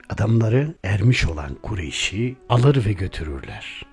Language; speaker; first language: Turkish; native; Turkish